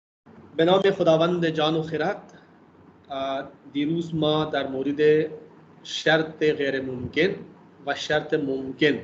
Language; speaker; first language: Persian; non-native, fluent; Urdu